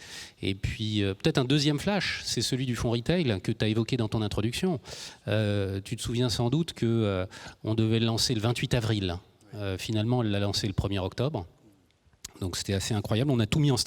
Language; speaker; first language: French; native; French